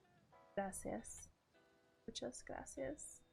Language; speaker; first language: Spanish; non-native, learner; English